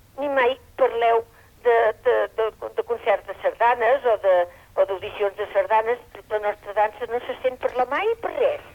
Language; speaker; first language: Catalan; native; Catalan